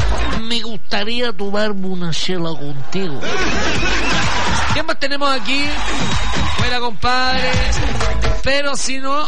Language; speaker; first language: Spanish; native; Spanish